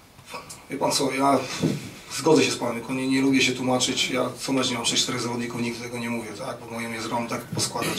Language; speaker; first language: Polish; native; Polish